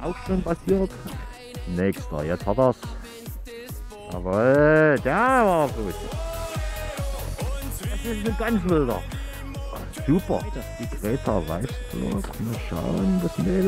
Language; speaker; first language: German; native; German